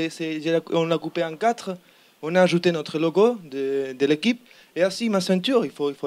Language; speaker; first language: French; non-native, learner; Spanish